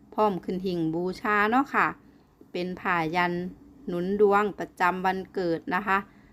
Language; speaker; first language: Thai; native; Thai